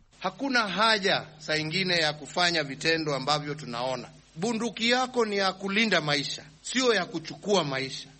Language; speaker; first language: Swahili; native; Swahili